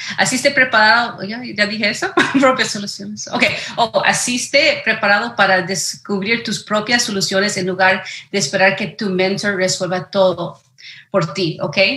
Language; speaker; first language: Spanish; early bilingual, heritage; Spanish